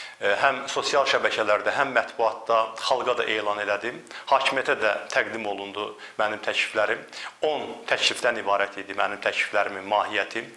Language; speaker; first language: Azerbaijani; native; Azerbaijani